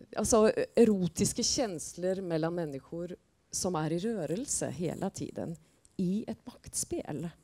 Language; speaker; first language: Swedish; non-native, fluent; Norwegian